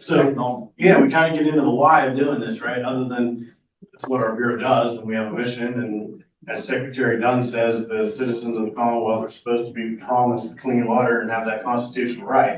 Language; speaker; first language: English; native; English